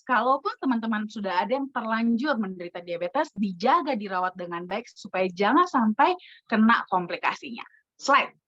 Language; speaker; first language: Indonesian; native; Indonesian